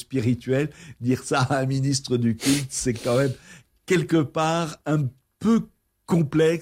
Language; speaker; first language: French; native; French